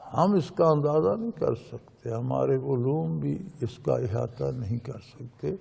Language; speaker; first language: Urdu; non-native, local second language; Punjabi